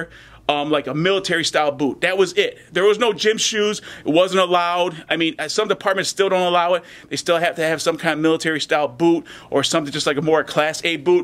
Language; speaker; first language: English; native; English